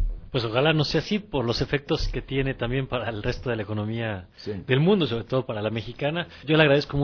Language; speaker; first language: Spanish; native; Spanish